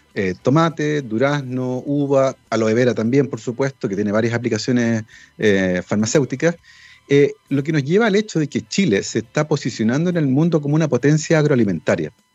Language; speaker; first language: Spanish; native; Spanish